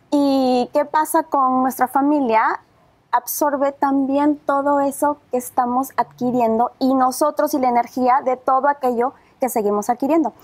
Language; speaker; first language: Spanish; native; Spanish